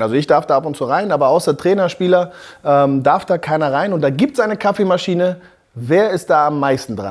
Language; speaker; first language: German; native; German